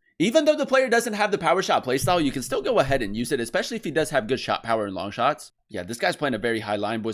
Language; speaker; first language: English; native; English